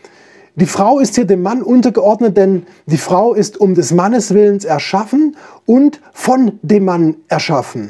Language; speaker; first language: German; native; German